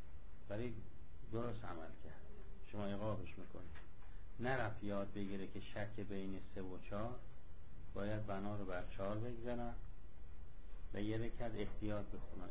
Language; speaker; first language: Persian; native; Persian